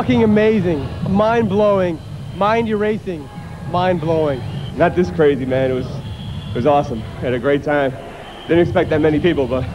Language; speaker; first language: English; native; English